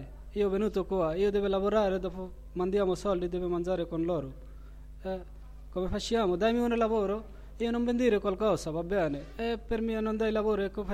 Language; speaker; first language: Italian; non-native, learner; Bangla